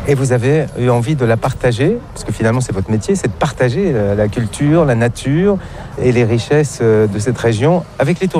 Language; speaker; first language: French; native; French